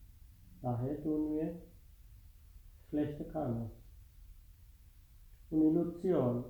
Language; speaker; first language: German; non-native, fluent; Sinhala